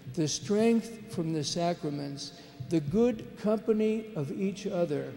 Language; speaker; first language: English; native; English